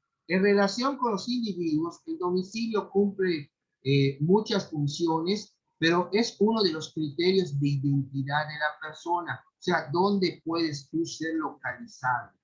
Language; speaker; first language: Spanish; native; Spanish